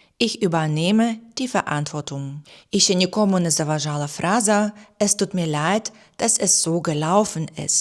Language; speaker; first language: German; non-native, fluent; Ukrainian